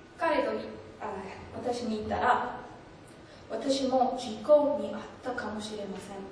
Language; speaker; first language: Japanese; non-native, learner; English